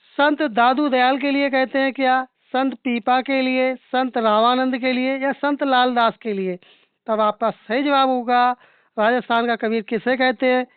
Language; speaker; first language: Hindi; native; Hindi